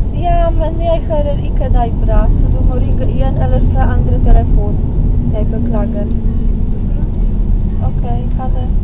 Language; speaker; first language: Norwegian; non-native, learner; Polish